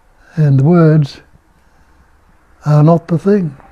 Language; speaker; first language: English; native; English